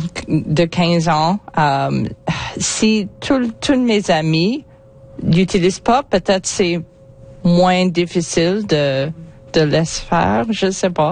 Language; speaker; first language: French; non-native, learner; English